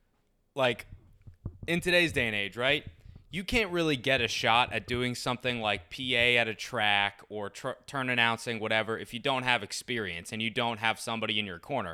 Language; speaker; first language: English; native; English